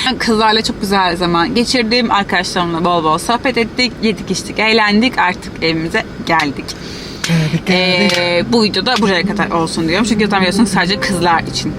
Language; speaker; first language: Turkish; native; Turkish